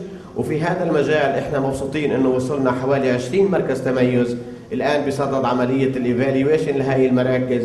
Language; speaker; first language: Arabic; native; Arabic